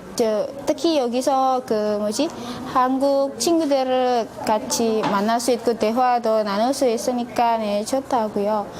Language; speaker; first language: Korean; non-native, learner; Indonesian